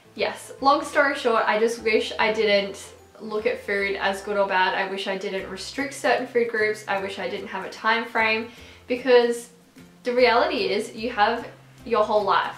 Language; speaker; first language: English; native; English